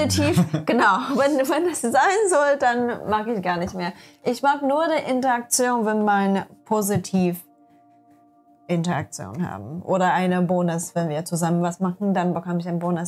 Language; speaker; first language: German; non-native, learner; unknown